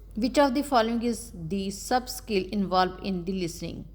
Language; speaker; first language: English; non-native, local second language; Punjabi